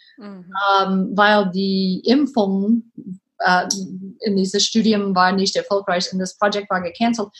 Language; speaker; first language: German; non-native, learner; English